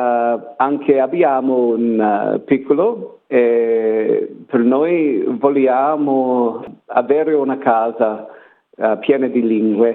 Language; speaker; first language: Italian; non-native, learner; English